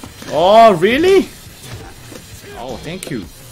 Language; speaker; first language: English; non-native, fluent; Korean